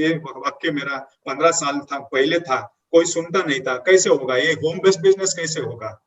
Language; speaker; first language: Hindi; non-native, local second language; Marathi